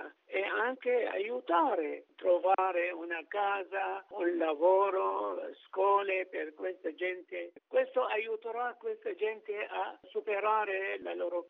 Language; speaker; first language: Italian; non-native, fluent; Arabic